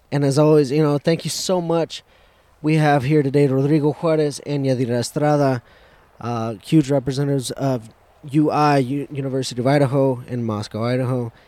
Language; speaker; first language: English; early bilingual, other home language; Spanish